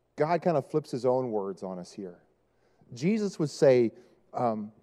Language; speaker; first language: English; native; English